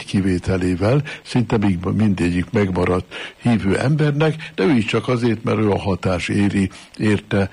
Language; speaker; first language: Hungarian; native; Hungarian